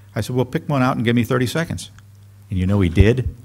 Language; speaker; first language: English; native; English